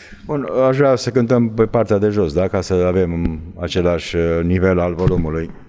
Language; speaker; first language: Romanian; native; Romanian